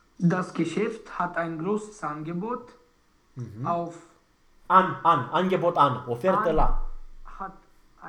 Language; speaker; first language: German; non-native, fluent; Romanian